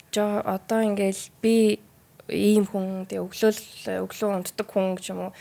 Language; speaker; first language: Mongolian; early bilingual, heritage; Mongolian